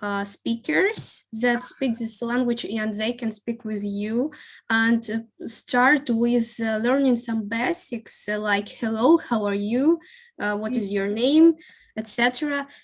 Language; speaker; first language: English; non-native, learner; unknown